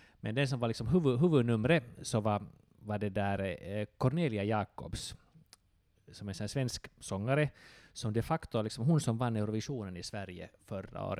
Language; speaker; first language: Swedish; native; Swedish